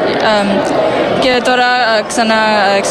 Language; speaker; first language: Greek; early bilingual, heritage; Greek